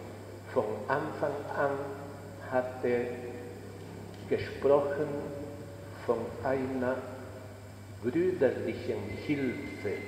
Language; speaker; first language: German; non-native, fluent; Spanish